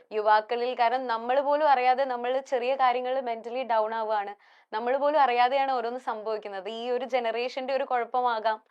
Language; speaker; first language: Malayalam; native; Malayalam